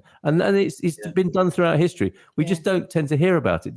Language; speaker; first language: English; native; English